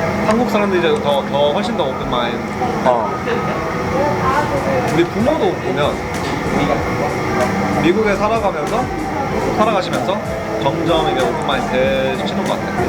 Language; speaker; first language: Korean; early bilingual, heritage; Korean